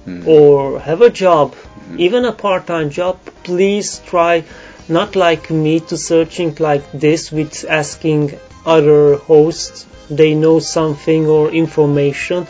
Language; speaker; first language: English; non-native, learner; Romanian